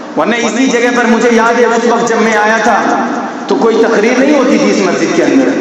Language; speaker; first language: Urdu; non-native, local second language; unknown